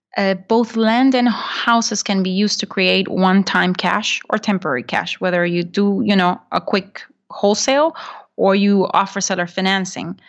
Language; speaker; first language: English; non-native, fluent; Spanish